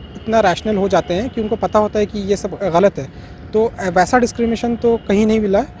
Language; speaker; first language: Hindi; native; Hindi